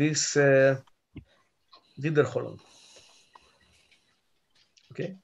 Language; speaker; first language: German; non-native, learner; Russian